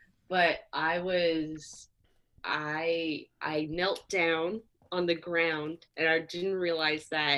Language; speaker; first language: English; native; English